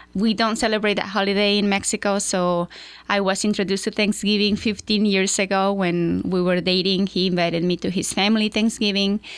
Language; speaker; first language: English; non-native, fluent; Spanish